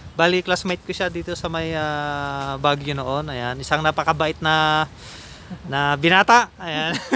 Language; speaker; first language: Filipino; non-native, local second language; Iloko